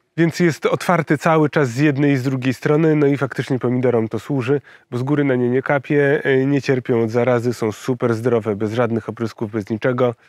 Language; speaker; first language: Polish; native; Polish